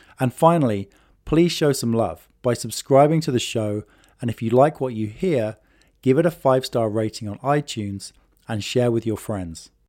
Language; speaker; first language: English; native; English